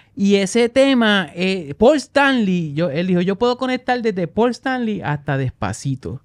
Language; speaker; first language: Spanish; native; Spanish